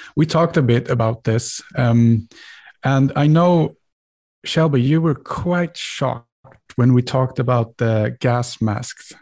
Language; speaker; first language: English; non-native, fluent; Swedish